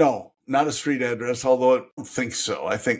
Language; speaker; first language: English; native; English